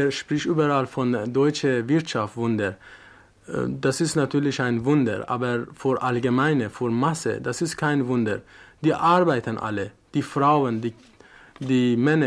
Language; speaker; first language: German; non-native, learner; Persian